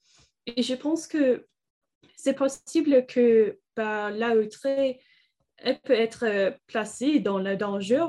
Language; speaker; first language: French; non-native, learner; English